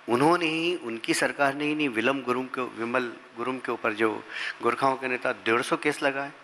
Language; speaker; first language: Hindi; native; Hindi